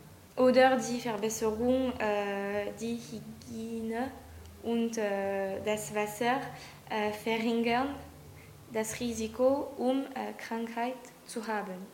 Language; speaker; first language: German; non-native, learner; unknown